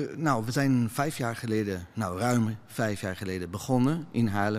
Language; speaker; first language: Dutch; non-native, fluent; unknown